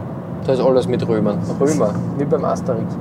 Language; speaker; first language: German; native; German